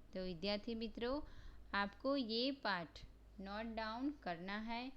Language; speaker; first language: Hindi; non-native, local second language; Gujarati